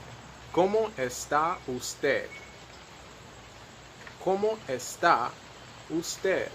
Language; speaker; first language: Spanish; non-native, fluent; English